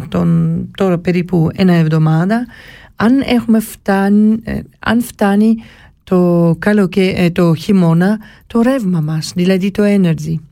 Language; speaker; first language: Greek; early bilingual, heritage; Greek